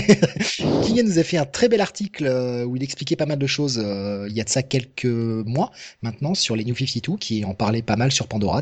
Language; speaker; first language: French; native; French